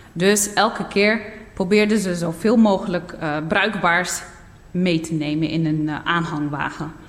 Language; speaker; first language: Dutch; early bilingual, other home language; Berber languages